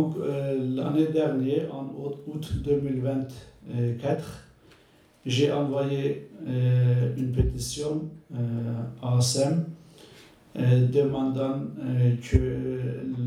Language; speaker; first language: French; non-native, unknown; Turkish